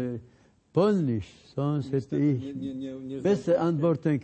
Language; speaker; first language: German; non-native, fluent; Arabic